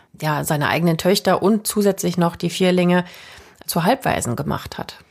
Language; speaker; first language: German; native; German